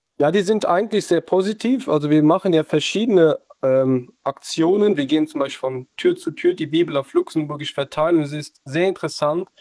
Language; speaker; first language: German; non-native, local second language; Luxembourgish